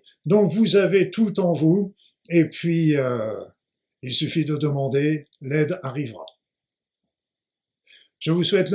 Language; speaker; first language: French; native; French